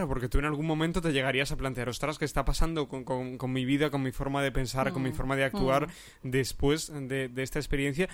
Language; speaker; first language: Spanish; native; Spanish